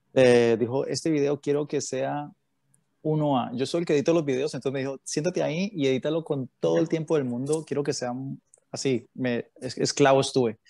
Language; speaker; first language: Spanish; native; Spanish